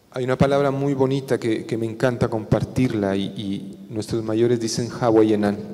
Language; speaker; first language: Spanish; non-native, local second language; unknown